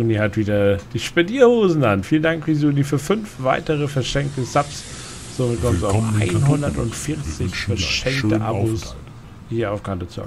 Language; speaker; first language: German; native; German